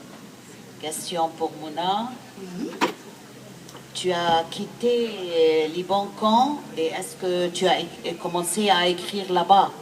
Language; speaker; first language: French; non-native, fluent; Arabic